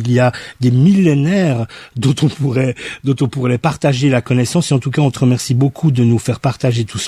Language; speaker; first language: French; native; French